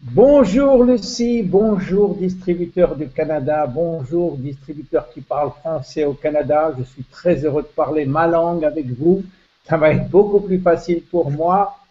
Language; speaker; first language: French; native; French